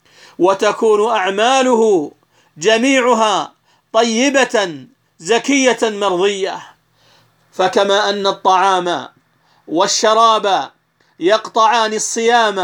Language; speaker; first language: Arabic; native; Arabic